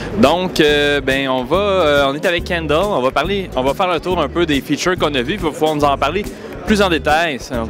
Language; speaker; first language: French; native; French